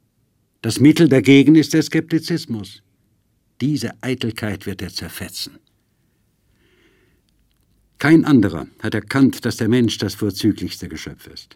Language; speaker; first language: German; native; German